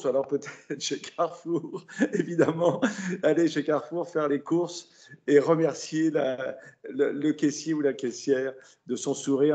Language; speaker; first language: French; native; French